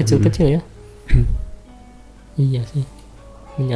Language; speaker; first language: Indonesian; native; Indonesian